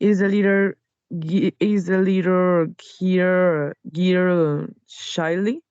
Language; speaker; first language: English; non-native, learner; Spanish